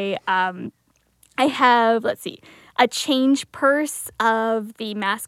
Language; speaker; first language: English; native; English